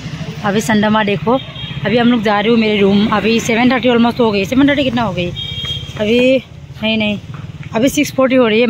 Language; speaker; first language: Hindi; non-native, local second language; Assamese